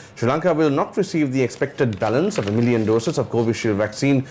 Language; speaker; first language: English; non-native, local second language; Sinhala